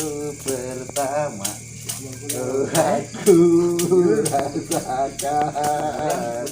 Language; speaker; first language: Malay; non-native, local second language; Sundanese